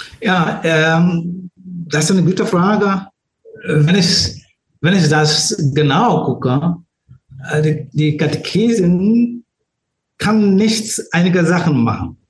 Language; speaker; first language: German; non-native, learner; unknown